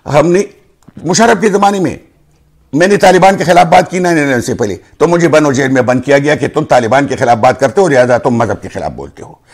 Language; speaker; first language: Urdu; non-native, local second language; Pashto